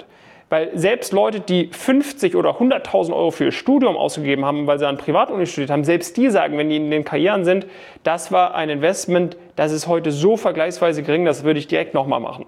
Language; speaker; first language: German; native; German